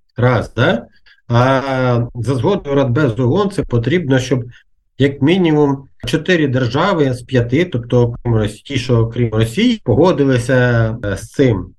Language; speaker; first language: Ukrainian; native; Ukrainian